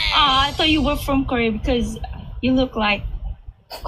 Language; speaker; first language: English; non-native, learner; Indonesian